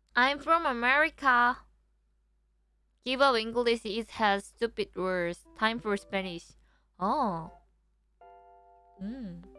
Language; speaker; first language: English; non-native, learner; Korean